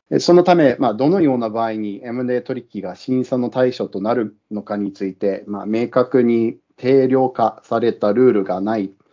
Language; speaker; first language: Japanese; non-native, fluent; English